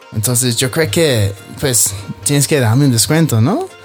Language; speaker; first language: Spanish; non-native, fluent; English